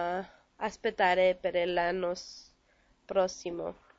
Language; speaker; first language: Italian; non-native, learner; Spanish